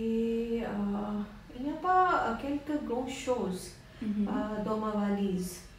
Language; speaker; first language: French; non-native, learner; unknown